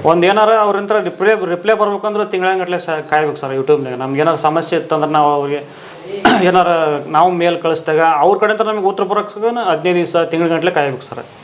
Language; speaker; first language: Kannada; native; Kannada